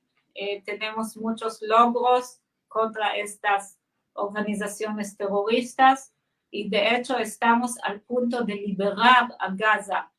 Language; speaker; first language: Spanish; non-native, fluent; Hebrew